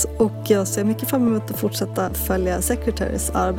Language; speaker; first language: Swedish; native; Swedish